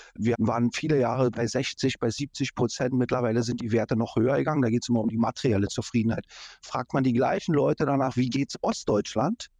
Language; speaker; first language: German; native; German